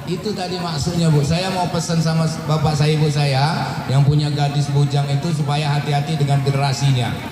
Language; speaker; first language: Indonesian; non-native, local second language; Buginese